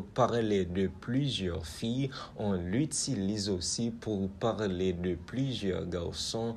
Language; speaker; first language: French; non-native, local second language; Haitian Creole